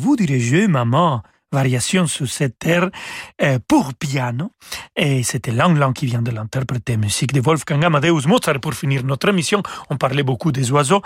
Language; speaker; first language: French; non-native, fluent; Spanish